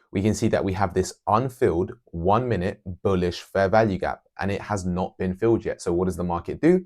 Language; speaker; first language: English; native; English